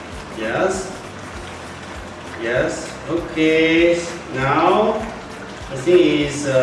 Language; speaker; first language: English; non-native, learner; Khmer